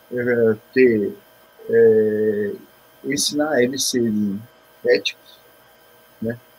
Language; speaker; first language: Portuguese; early bilingual, other home language; Korean